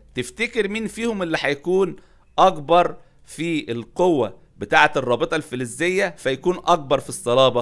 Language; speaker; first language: Arabic; native; Arabic